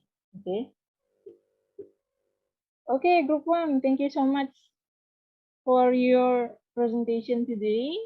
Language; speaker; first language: English; non-native, learner; Indonesian